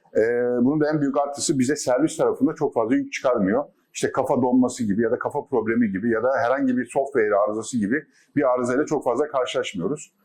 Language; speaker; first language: Turkish; native; Turkish